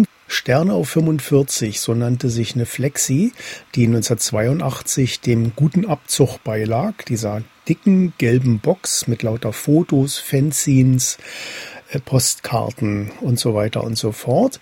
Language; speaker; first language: German; native; German